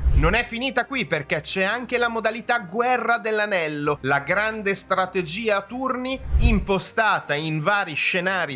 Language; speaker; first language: Italian; native; Italian